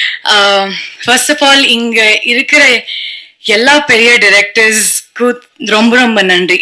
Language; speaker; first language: Tamil; non-native, learner; Kannada